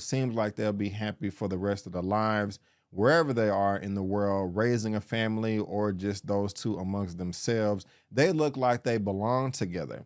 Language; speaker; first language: English; native; English